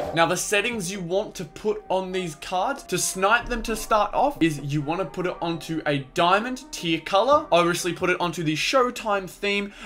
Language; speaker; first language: English; native; English